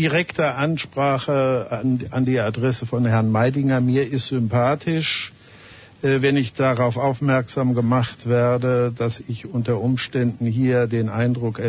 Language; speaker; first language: German; native; German